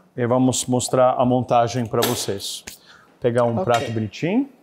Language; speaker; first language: Portuguese; non-native, fluent; English